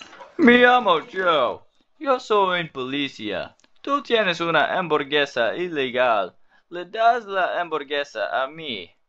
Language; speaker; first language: Spanish; non-native, learner; English